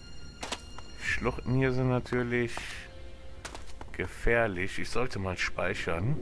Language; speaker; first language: German; native; German